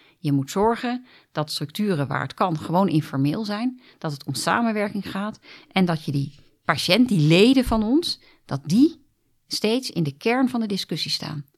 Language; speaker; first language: Dutch; native; Dutch